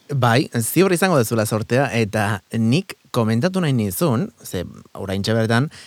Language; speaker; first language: Basque; native; Basque